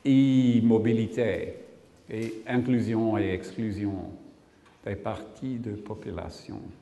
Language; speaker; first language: French; non-native, learner; English